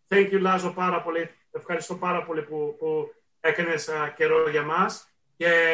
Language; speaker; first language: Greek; early bilingual, heritage; Greek